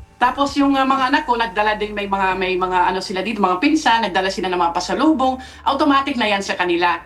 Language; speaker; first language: Filipino; non-native, fluent; Dutch